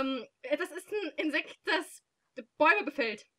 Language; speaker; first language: German; native; German